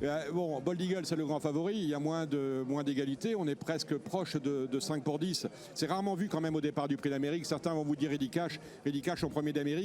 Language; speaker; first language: French; native; French